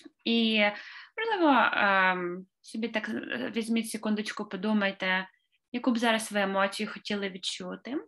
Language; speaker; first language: Ukrainian; native; Ukrainian